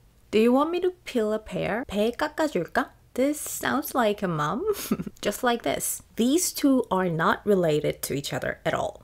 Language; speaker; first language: English; non-native, fluent; Korean